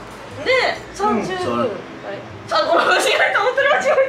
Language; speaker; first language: Japanese; native; Japanese